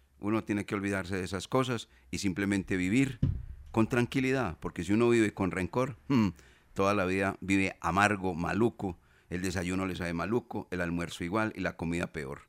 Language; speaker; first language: Spanish; native; Spanish